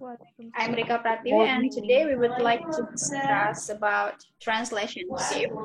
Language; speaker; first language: English; non-native, local second language; Indonesian